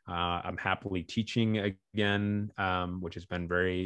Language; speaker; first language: English; native; English